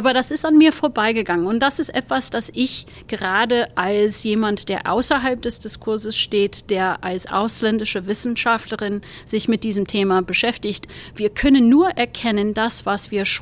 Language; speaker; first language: German; non-native, fluent; English